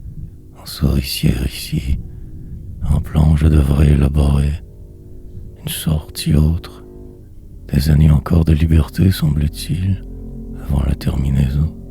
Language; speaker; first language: French; native; French